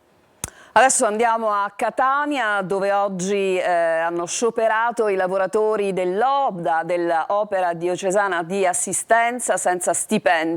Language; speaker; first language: Italian; native; Italian